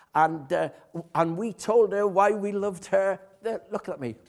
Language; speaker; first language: English; native; English